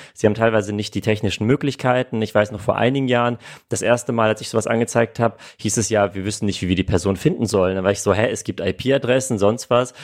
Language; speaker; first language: German; early bilingual, other home language; Armenian